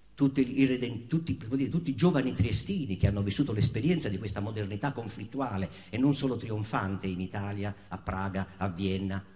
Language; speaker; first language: Italian; native; Italian